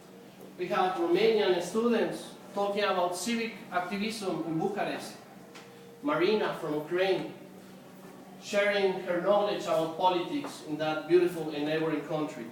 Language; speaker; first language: English; non-native, fluent; Spanish